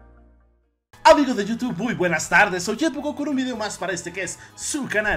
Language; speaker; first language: Spanish; native; Spanish